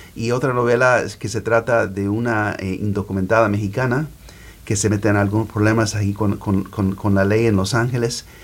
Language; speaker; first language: Spanish; early bilingual, heritage; Spanish